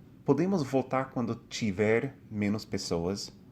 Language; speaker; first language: Portuguese; non-native, fluent; English